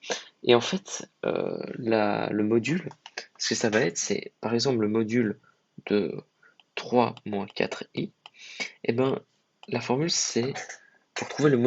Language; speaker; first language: French; native; French